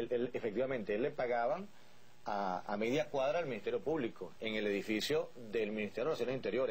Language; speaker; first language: Spanish; native; Spanish